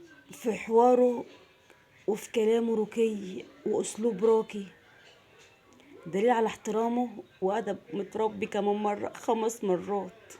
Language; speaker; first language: Arabic; native; Arabic